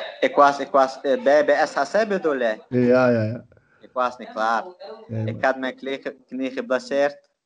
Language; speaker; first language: Dutch; non-native, learner; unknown